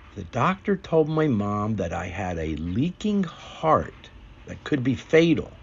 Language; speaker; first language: English; native; English